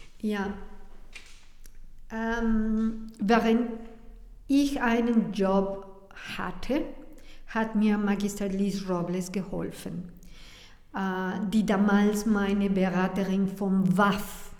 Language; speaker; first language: German; non-native, learner; Spanish